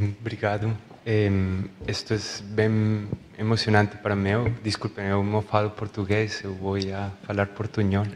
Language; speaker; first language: Portuguese; non-native, learner; Spanish